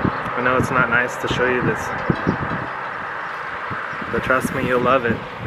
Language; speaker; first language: English; native; English